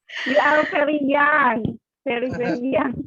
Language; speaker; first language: English; non-native, learner; Indonesian